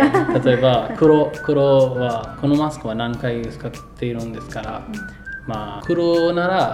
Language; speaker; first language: Japanese; non-native, fluent; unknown